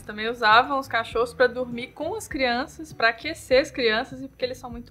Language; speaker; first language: Portuguese; native; Portuguese